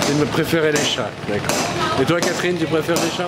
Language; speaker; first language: French; native; French